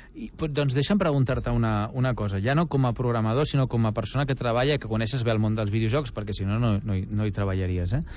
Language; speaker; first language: Catalan; native; Catalan